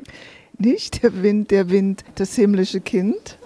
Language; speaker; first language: German; native; German